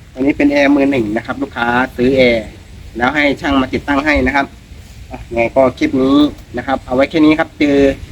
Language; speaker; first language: Thai; native; Thai